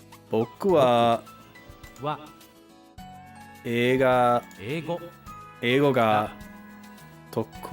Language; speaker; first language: Japanese; non-native, learner; English